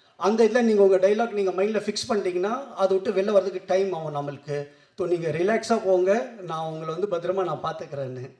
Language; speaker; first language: Tamil; non-native, local second language; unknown